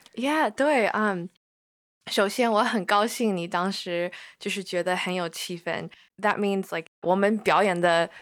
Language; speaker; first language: Chinese; early bilingual, heritage; Chinese